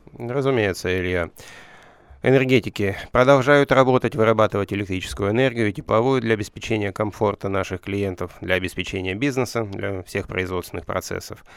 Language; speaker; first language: Russian; native; Russian